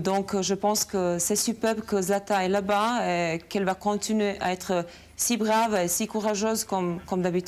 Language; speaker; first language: French; non-native, fluent; Bosnian